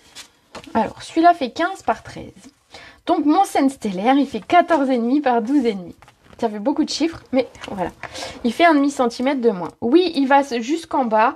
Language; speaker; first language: French; native; French